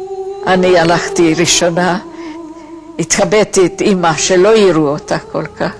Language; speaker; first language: Hebrew; non-native, fluent; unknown